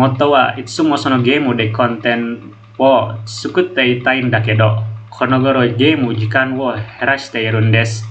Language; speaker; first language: Japanese; non-native, learner; Indonesian